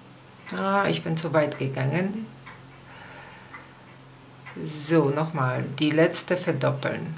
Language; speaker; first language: German; non-native, fluent; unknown